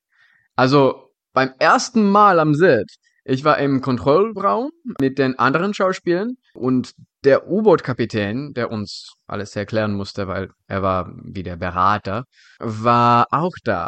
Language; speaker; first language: German; non-native, fluent; Czech